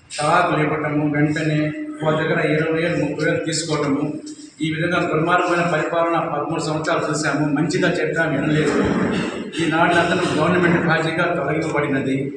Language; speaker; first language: Telugu; non-native, local second language; Urdu